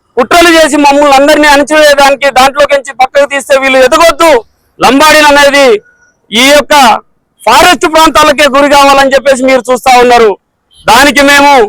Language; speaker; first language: Telugu; non-native, local second language; Lambadi